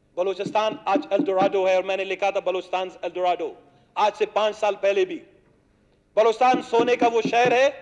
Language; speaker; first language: Urdu; non-native, local second language; Baluchi